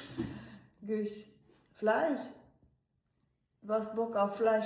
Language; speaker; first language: German; non-native, learner; Uzbek